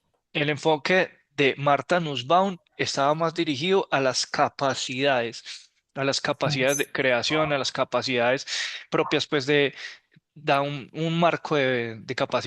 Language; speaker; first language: Spanish; native; Spanish